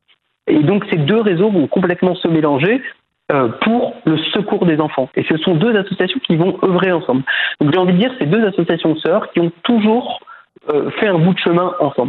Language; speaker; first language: French; native; French